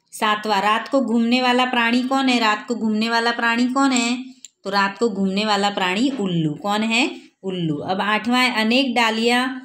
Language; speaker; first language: Hindi; non-native, local second language; Gujarati